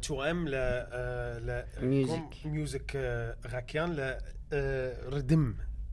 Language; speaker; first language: French; non-native, learner; Arabic